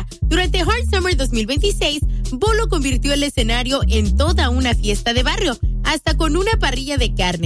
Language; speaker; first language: Spanish; native; Spanish